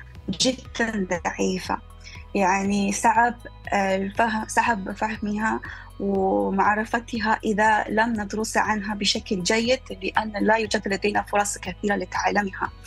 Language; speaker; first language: Arabic; non-native, fluent; Korean